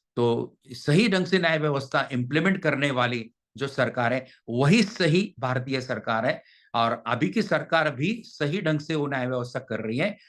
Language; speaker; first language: Hindi; non-native, local second language; Marathi